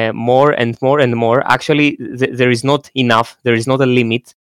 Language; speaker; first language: English; non-native, fluent; Greek